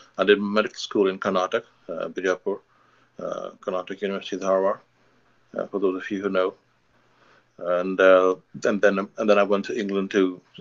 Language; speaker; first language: English; non-native, local second language; Hindi